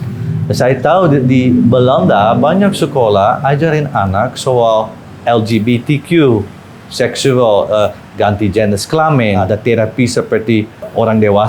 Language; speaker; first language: Indonesian; non-native, fluent; Dutch